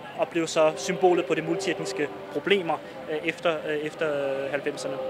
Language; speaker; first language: Danish; early bilingual, other home language; Bosnian